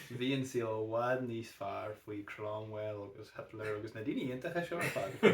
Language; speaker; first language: Irish; native; Irish